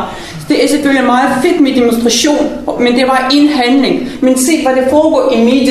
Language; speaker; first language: Danish; non-native, fluent; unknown